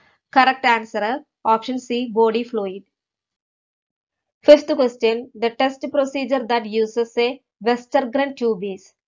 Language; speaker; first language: English; non-native, local second language; Malayalam